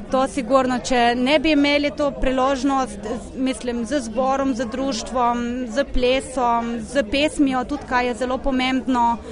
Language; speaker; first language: Slovenian; early bilingual, heritage; Slovenian